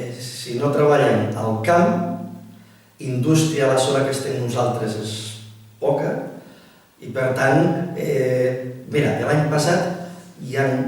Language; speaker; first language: Catalan; non-native, local second language; Spanish